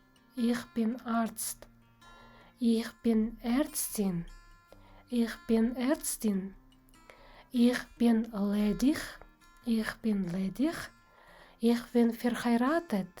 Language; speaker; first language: German; non-native, fluent; Kazakh